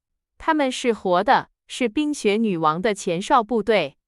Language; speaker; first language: Chinese; native; Chinese